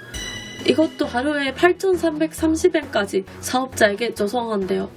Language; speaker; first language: Korean; non-native, fluent; Japanese